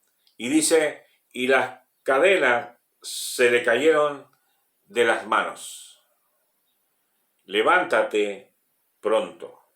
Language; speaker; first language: Spanish; native; Spanish